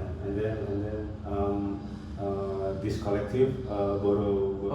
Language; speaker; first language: English; non-native, learner; Indonesian